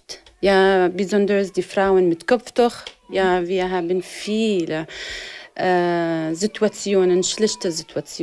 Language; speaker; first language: German; non-native, learner; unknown